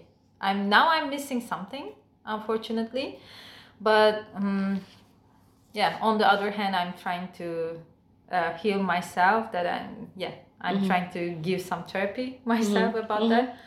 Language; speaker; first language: English; non-native, fluent; Turkish